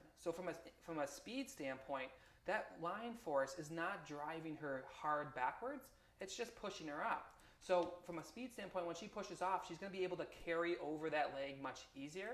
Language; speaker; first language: English; native; English